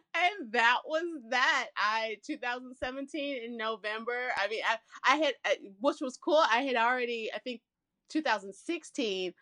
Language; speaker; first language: English; native; English